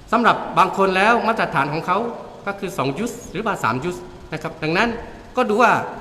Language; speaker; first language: Thai; non-native, local second language; Malay